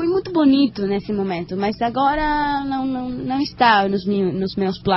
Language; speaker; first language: Portuguese; non-native, learner; Spanish